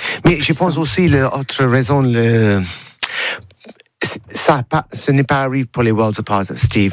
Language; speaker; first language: French; non-native, learner; English